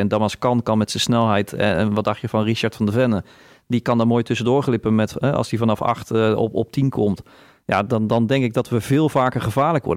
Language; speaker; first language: Dutch; native; Dutch